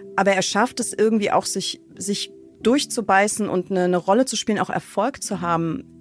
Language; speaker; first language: German; early bilingual, other home language; Russian